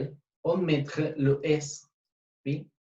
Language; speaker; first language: French; non-native, fluent; Spanish